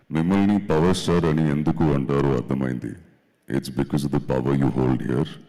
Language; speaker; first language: Telugu; non-native, learner; Tamil